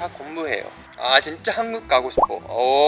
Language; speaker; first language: Korean; non-native, fluent; Japanese